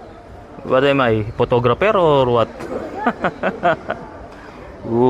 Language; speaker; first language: English; non-native, local second language; Filipino